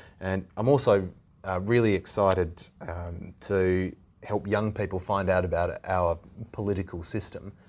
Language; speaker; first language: English; native; English